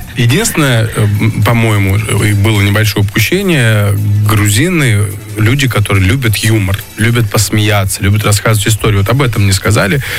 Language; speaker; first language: Russian; early bilingual, other home language; Georgian